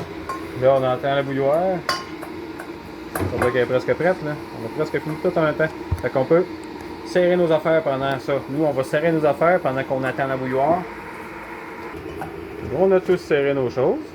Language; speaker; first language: French; native; French